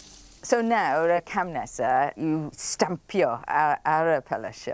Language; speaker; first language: Welsh; non-native, learner; English